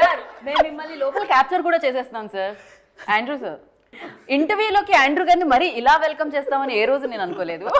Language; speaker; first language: Telugu; native; Telugu